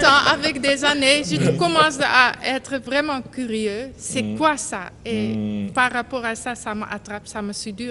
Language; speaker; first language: French; non-native, learner; Dutch